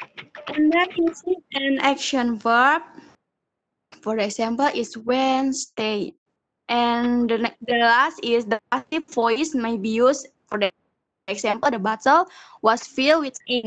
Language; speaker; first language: English; non-native, learner; Indonesian